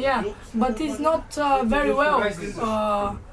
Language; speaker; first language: English; non-native, learner; Bulgarian